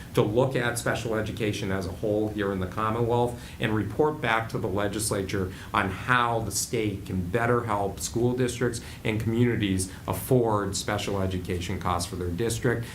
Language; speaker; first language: English; native; English